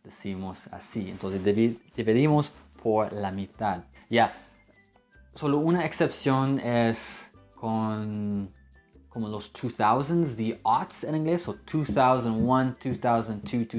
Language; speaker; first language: Spanish; non-native, fluent; English